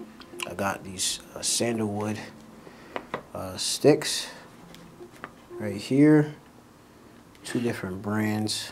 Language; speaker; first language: English; native; English